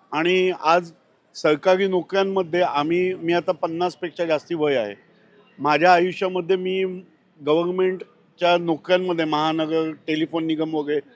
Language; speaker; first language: Marathi; native; Marathi